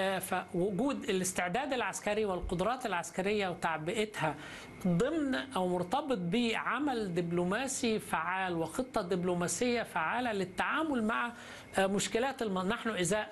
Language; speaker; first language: Arabic; native; Arabic